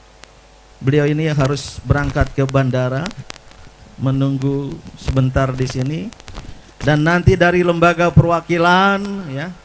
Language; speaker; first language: Indonesian; native; Indonesian